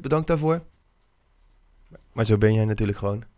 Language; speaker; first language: Dutch; native; Dutch